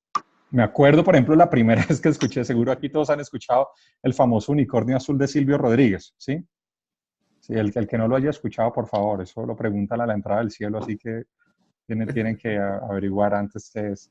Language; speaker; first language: Spanish; native; Spanish